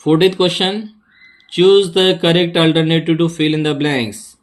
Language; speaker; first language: Hindi; non-native, local second language; Marathi